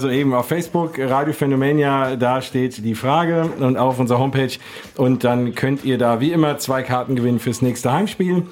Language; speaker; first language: German; native; German